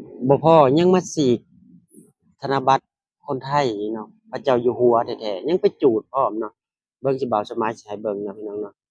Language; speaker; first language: Thai; non-native, local second language; Northeastern Thai